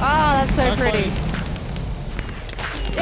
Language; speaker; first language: English; native; English